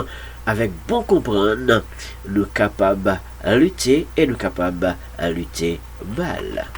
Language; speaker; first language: French; non-native, local second language; Haitian Creole